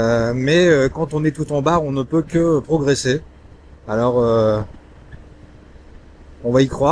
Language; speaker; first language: French; native; French